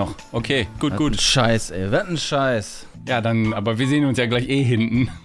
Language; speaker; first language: German; native; German